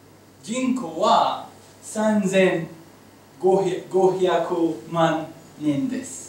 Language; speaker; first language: Japanese; non-native, learner; Arabic